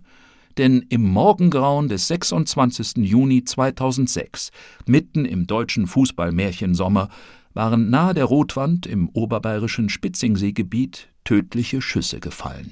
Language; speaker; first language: German; native; German